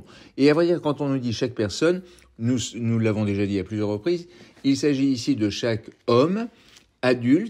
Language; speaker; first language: French; native; French